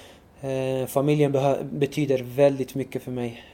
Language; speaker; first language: Swedish; early bilingual, other home language; Arabic